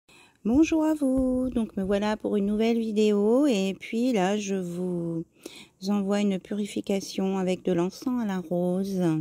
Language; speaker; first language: French; native; French